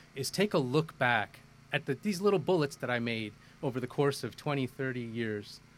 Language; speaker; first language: English; early bilingual, other home language; Malayalam